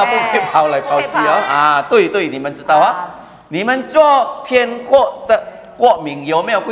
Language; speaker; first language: Chinese; early bilingual, heritage; Chinese